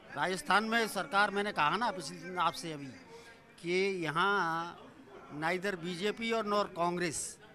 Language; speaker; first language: Hindi; native; Hindi